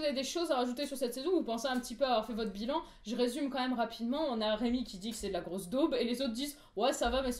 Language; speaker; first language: French; native; French